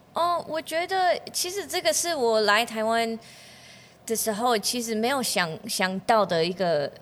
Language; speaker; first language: Chinese; non-native, fluent; English